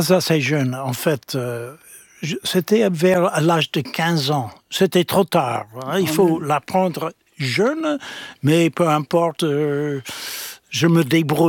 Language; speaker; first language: French; non-native, fluent; English